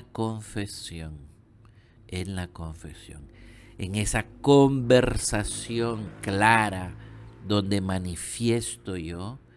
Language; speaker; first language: Spanish; native; Spanish